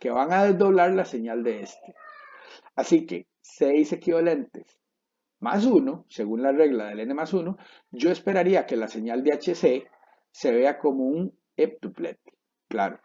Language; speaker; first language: Spanish; native; Spanish